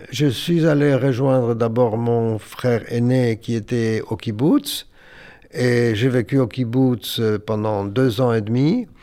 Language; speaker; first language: French; non-native, fluent; Yiddish